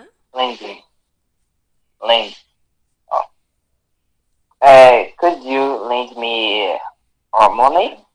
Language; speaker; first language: English; non-native, learner; Portuguese